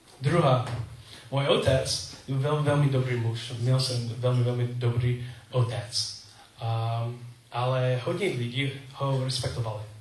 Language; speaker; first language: Czech; non-native, learner; English